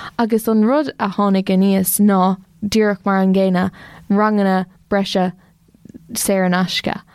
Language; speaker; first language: Irish; non-native, local second language; English